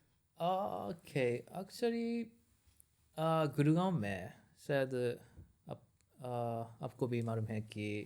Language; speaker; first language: Hindi; non-native, learner; Japanese